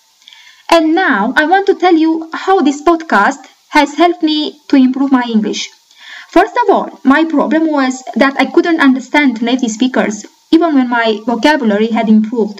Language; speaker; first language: English; non-native, fluent; Romanian